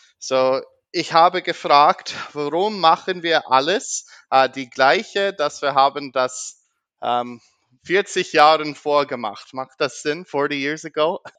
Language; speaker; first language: German; non-native, learner; English